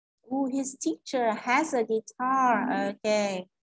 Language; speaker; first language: English; non-native, fluent; Vietnamese